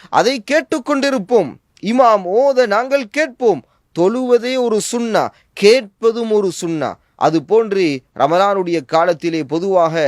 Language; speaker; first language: Tamil; native; Tamil